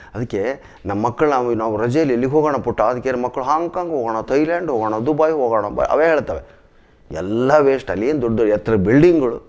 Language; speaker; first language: Kannada; native; Kannada